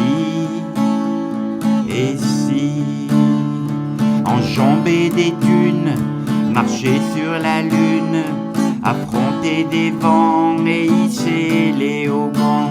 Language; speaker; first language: French; non-native, local second language; Kabyle